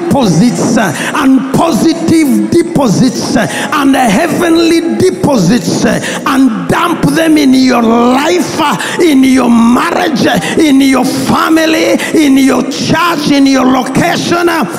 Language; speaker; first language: English; non-native, local second language; Ganda